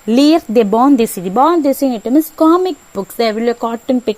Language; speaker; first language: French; non-native, learner; Tamil